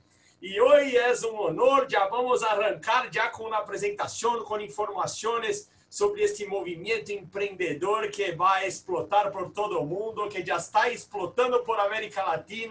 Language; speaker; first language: Spanish; non-native, fluent; Portuguese